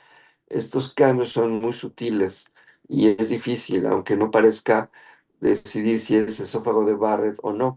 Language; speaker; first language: Spanish; native; Spanish